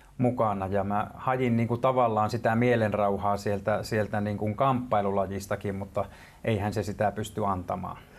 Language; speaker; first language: Finnish; native; Finnish